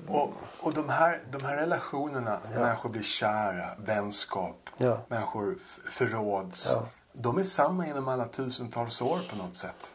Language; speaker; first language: Swedish; native; Swedish